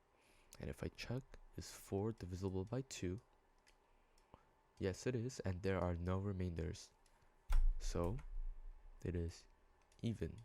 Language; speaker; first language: English; native; English